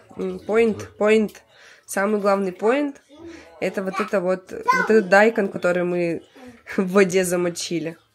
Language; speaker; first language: Russian; native; Russian